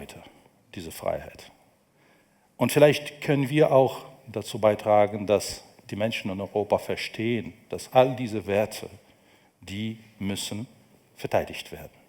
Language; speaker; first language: German; non-native, fluent; Ukrainian